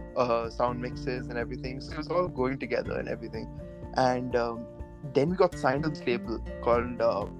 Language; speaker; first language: English; non-native, local second language; Marathi